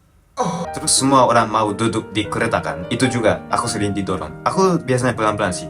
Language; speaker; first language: Indonesian; non-native, fluent; Japanese